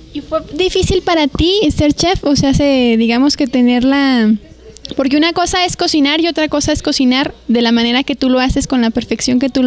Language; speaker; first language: Spanish; native; Spanish